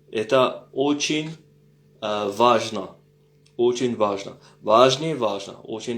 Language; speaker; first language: Russian; non-native, fluent; French